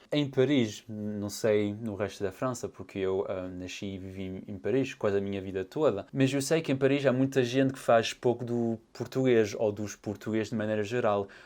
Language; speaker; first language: Portuguese; early bilingual, heritage; Portuguese